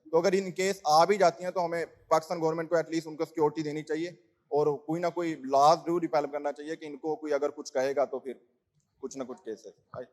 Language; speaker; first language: Urdu; native; Urdu